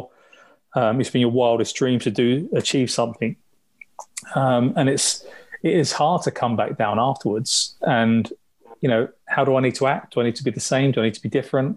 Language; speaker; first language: English; native; English